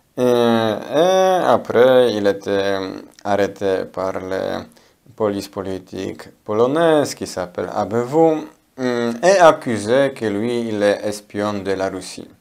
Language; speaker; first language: French; non-native, learner; Polish